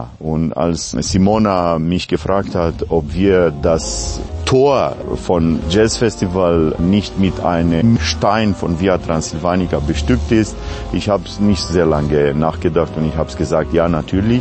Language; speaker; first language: German; non-native, fluent; Romanian